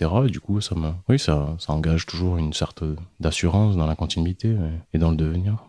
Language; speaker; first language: French; native; French